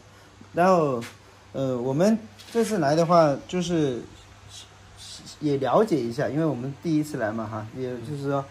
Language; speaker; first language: Chinese; native; Chinese